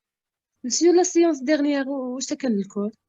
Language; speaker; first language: French; non-native, learner; Arabic